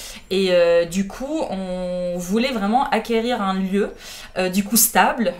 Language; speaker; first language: French; non-native, fluent; Arabic